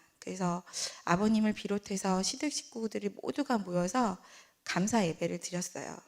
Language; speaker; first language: Korean; native; Korean